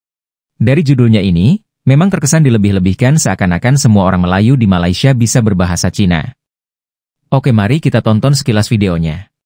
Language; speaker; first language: Indonesian; native; Indonesian